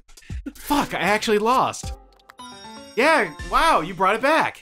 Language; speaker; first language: English; native; English